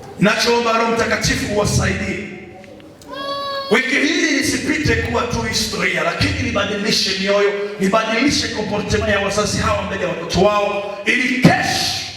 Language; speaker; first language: Swahili; native; Swahili